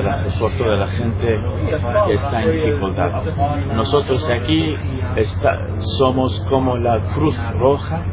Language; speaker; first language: Spanish; non-native, fluent; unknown